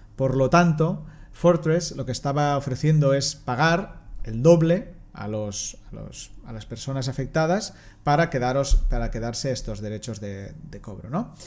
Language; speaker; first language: Spanish; non-native, local second language; Catalan